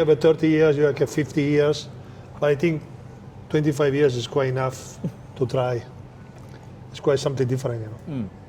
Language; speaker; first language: English; non-native, fluent; Italian